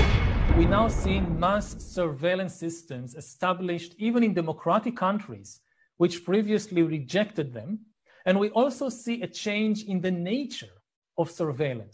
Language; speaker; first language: English; non-native, fluent; Hebrew